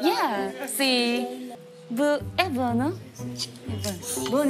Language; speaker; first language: Italian; non-native, learner; Korean